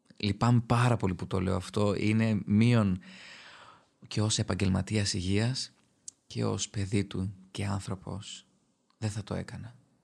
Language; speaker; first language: Greek; early bilingual, other home language; Albanian